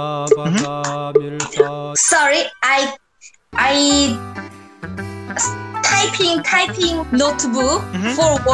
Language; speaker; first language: English; non-native, learner; Korean